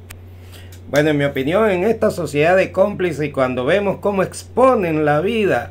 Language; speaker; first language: Spanish; native; Spanish